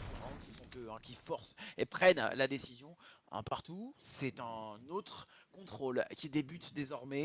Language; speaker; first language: French; native; French